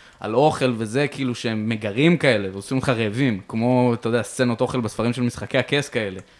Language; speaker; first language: Hebrew; native; Hebrew